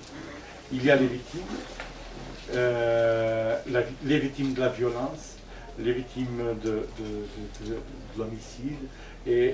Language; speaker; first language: French; non-native, fluent; Portuguese